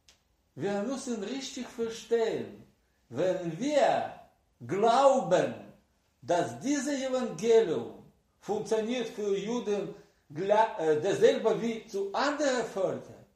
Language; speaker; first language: German; non-native, learner; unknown